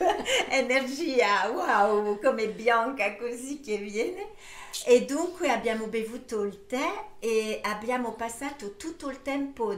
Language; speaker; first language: Italian; early bilingual, heritage; French